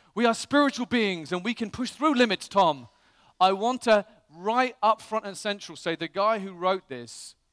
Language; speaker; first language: English; native; English